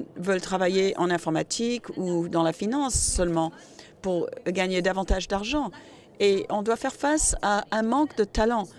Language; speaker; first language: French; non-native, fluent; Cantonese